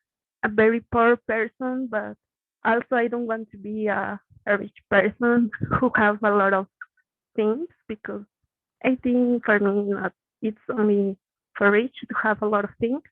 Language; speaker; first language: English; non-native, learner; Spanish